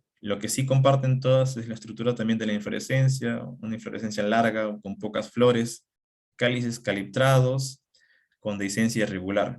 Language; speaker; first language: Spanish; native; Spanish